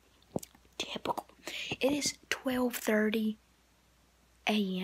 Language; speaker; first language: English; native; English